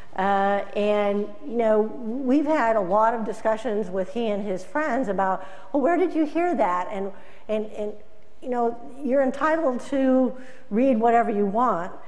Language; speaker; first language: English; native; English